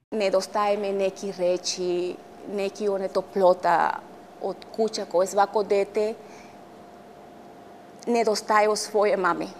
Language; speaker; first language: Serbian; non-native, learner; Spanish